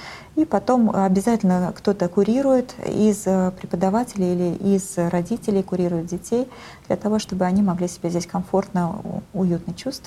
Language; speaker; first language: Russian; native; Russian